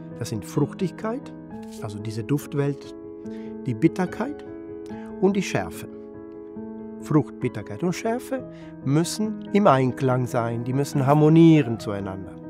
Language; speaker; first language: German; non-native, fluent; Italian